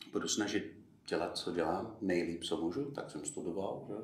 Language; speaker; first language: Czech; non-native, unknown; English